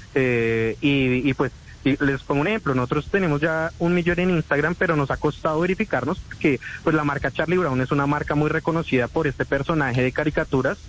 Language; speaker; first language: Spanish; native; Spanish